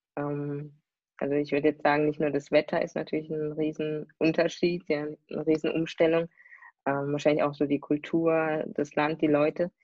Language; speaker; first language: German; native; German